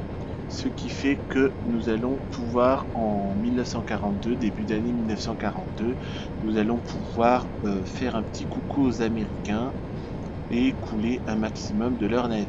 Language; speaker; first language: French; native; French